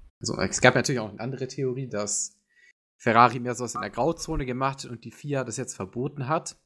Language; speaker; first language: German; native; German